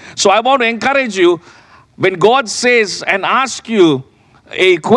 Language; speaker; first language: English; non-native, local second language; Sinhala